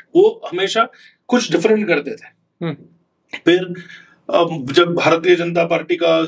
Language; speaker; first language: Hindi; non-native, local second language; Konkani